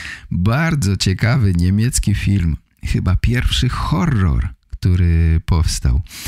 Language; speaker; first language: Polish; native; Polish